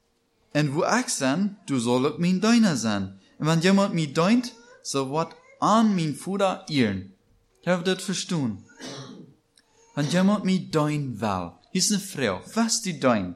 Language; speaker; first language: German; non-native, learner; Plautdietsch